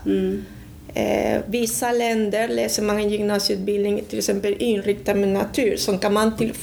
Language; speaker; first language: Swedish; non-native, fluent; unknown